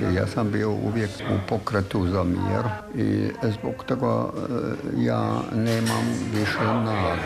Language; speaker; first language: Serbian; non-native, fluent; German